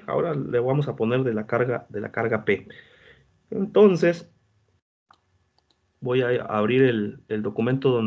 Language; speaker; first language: Spanish; native; Spanish